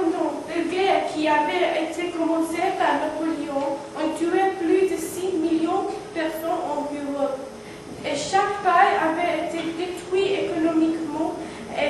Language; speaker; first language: French; non-native, learner; English